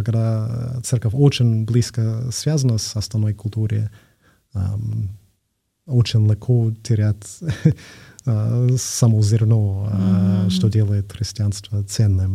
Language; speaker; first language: Russian; non-native, fluent; English